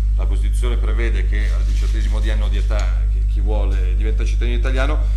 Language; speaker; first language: Italian; native; Italian